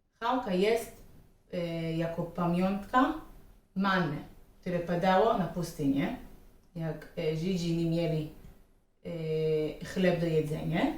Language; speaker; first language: Polish; non-native, learner; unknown